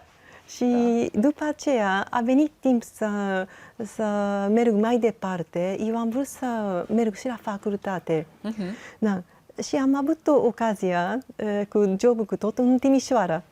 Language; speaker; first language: Romanian; non-native, learner; Japanese